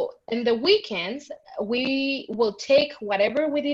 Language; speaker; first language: English; non-native, fluent; Spanish